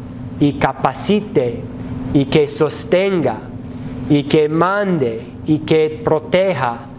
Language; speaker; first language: Spanish; non-native, fluent; English